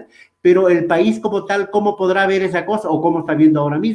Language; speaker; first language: Spanish; native; Spanish